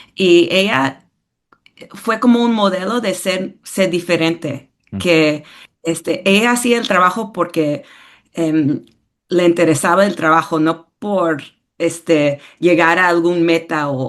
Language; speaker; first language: Spanish; early bilingual, heritage; English